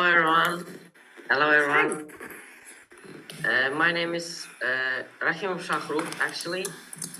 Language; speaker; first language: English; non-native, learner; Uzbek